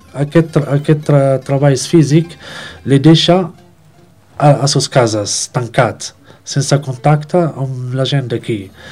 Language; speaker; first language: Catalan; non-native, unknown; Arabic